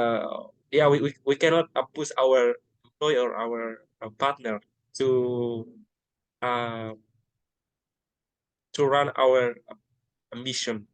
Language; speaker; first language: English; non-native, learner; Indonesian